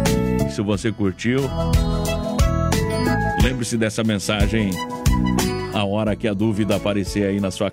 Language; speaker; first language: Portuguese; native; Portuguese